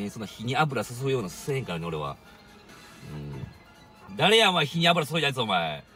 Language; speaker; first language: Japanese; native; Japanese